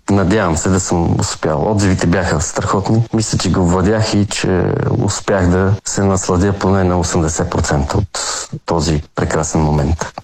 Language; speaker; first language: Bulgarian; native; Bulgarian